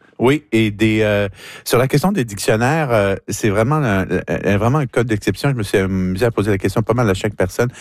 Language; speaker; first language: French; native; French